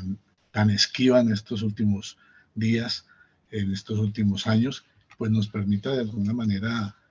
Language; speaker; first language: Spanish; native; Spanish